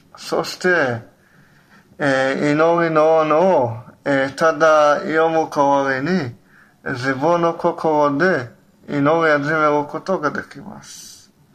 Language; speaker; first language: Japanese; non-native, learner; Hebrew